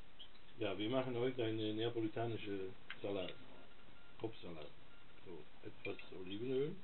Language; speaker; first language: German; non-native, fluent; Italian